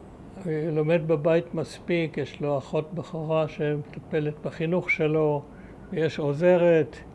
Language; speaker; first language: Hebrew; early bilingual, other home language; German